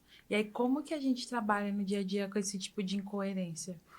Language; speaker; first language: Portuguese; native; Portuguese